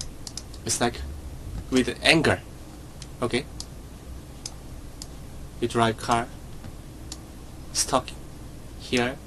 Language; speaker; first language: English; non-native, learner; Korean